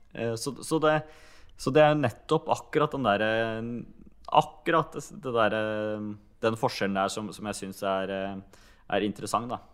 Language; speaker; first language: Norwegian; early bilingual, other home language; Hungarian